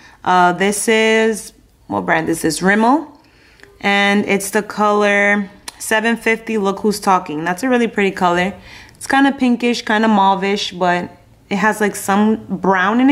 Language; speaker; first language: English; native; English